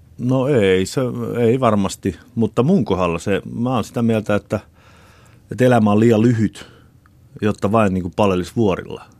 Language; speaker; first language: Finnish; native; Finnish